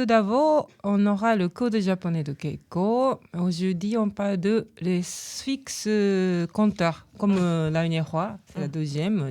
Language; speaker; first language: French; non-native, learner; Japanese